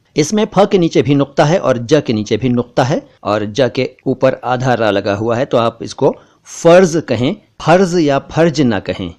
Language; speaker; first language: Hindi; native; Hindi